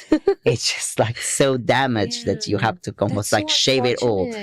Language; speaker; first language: English; non-native, fluent; Portuguese